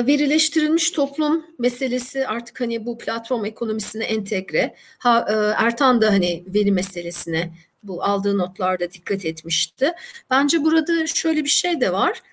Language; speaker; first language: Turkish; native; Turkish